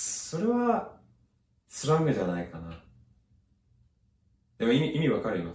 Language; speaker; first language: Japanese; non-native, learner; English